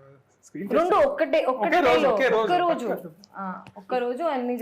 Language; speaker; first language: Telugu; non-native, fluent; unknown